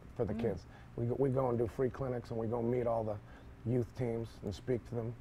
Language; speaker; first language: English; native; English